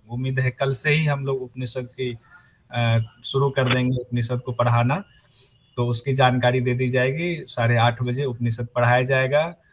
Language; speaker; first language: Hindi; native; Hindi